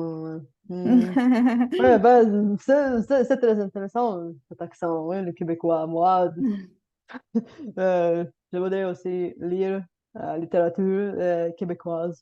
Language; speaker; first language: French; non-native, fluent; Bulgarian